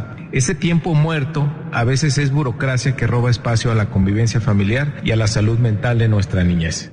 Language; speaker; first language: Spanish; native; Spanish